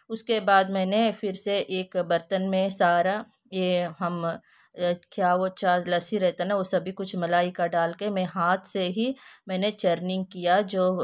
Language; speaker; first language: Hindi; non-native, local second language; Kannada